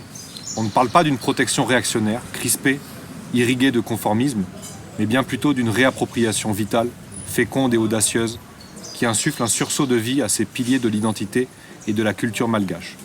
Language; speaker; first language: French; native; French